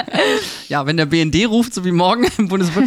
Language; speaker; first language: German; native; German